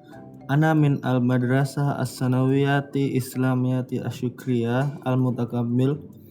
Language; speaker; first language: Arabic; non-native, learner; Indonesian